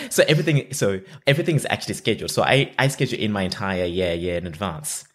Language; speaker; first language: English; non-native, local second language; Shona